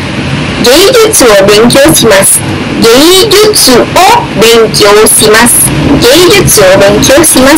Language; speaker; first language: Japanese; non-native, fluent; Indonesian